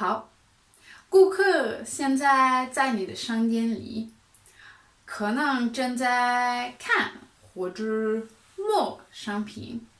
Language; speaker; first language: Chinese; non-native, fluent; French